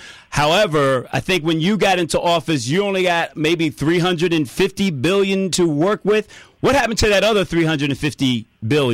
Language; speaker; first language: English; native; English